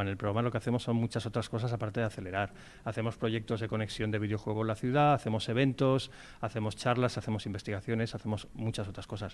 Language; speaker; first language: Spanish; native; Spanish